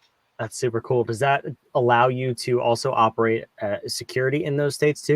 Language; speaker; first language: English; native; English